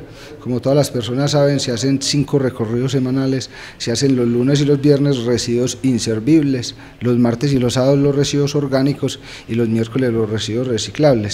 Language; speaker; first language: Spanish; native; Spanish